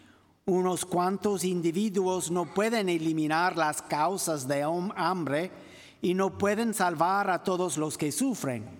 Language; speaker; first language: Spanish; non-native, fluent; English